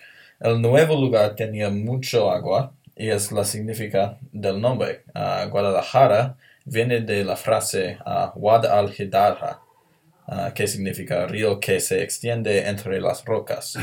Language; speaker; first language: Spanish; non-native, learner; English